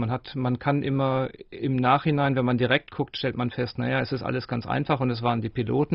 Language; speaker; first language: German; native; German